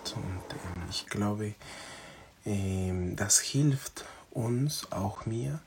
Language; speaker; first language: German; non-native, fluent; Spanish